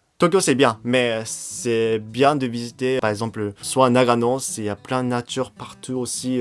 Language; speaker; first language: French; non-native, fluent; Japanese